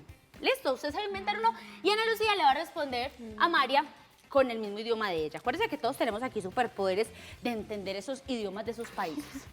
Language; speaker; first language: Spanish; native; Spanish